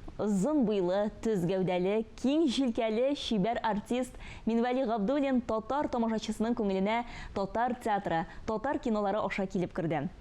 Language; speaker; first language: Tatar; native; Tatar